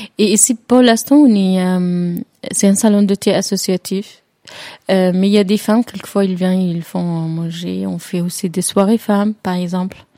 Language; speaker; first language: French; non-native, fluent; Arabic